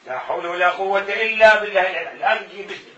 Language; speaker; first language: Arabic; native; Arabic